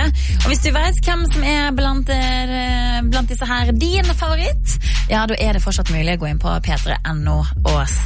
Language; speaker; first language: Norwegian; native; Norwegian